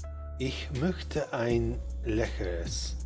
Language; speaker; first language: German; non-native, learner; English